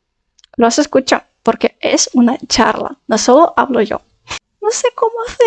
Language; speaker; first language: Spanish; non-native, fluent; Russian